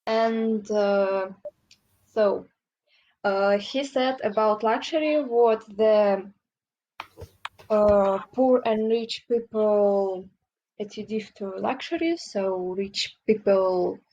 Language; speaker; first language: English; non-native, learner; Russian